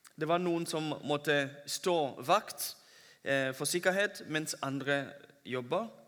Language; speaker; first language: Norwegian; non-native, fluent; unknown